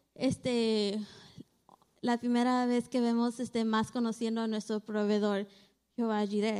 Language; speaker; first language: Spanish; early bilingual, heritage; Spanish